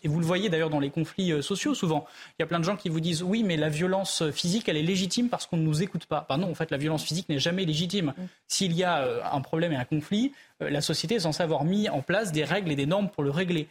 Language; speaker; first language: French; native; French